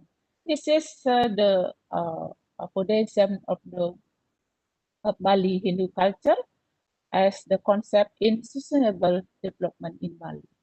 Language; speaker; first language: English; non-native, learner; Indonesian